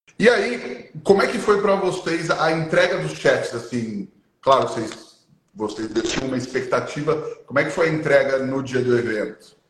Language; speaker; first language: Portuguese; native; Portuguese